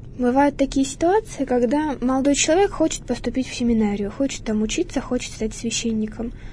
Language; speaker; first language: Russian; native; Russian